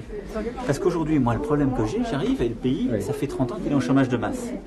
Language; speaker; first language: French; native; French